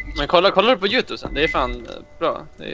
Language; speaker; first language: Swedish; native; Swedish